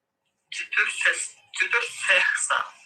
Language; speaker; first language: French; non-native, learner; Turkish